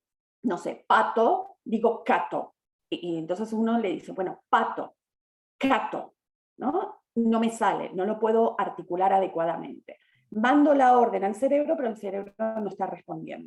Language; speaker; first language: Spanish; native; Spanish